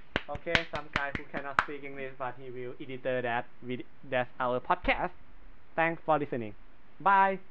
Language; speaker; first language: English; non-native, learner; Thai